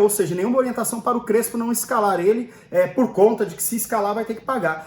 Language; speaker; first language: Portuguese; native; Portuguese